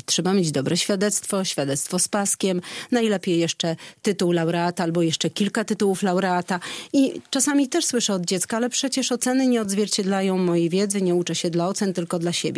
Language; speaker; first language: Polish; native; Polish